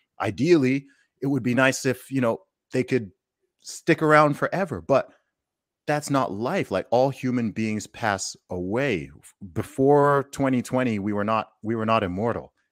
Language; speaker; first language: English; native; English